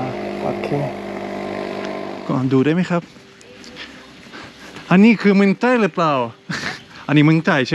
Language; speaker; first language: Thai; non-native, learner; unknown